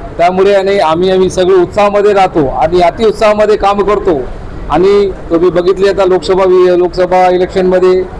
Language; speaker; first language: Marathi; non-native, local second language; Urdu